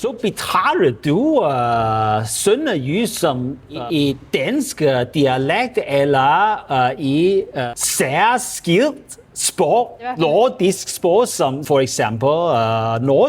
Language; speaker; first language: Danish; non-native, learner; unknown